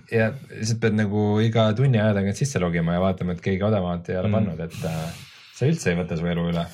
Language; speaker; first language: Estonian; native; Estonian